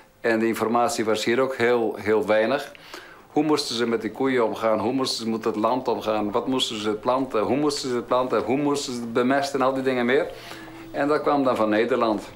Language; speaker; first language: Dutch; early bilingual, heritage; Dutch